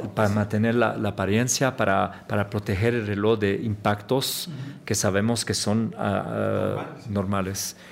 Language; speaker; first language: Spanish; early bilingual, heritage; Spanish